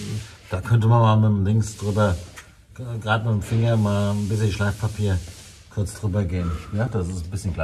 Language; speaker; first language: German; native; German